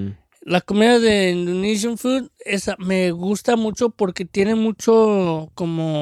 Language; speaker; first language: Spanish; early bilingual, heritage; Spanish